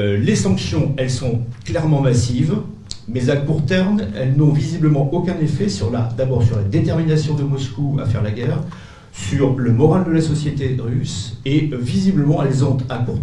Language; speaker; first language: French; native; French